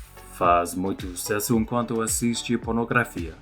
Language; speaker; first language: Portuguese; non-native, fluent; English